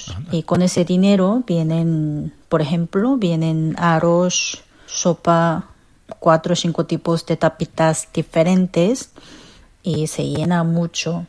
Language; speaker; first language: Spanish; non-native, fluent; Korean